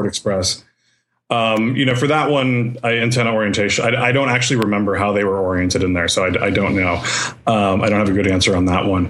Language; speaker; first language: English; native; English